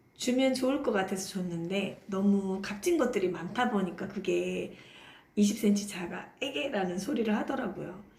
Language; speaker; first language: Korean; native; Korean